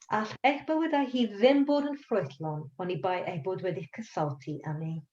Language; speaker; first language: Welsh; non-native, local second language; English